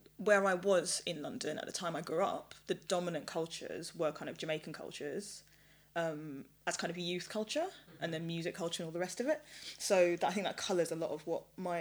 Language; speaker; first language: English; early bilingual, other home language; Yoruba